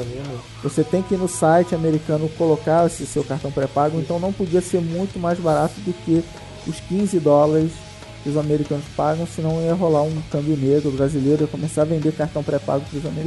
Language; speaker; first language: Portuguese; native; Portuguese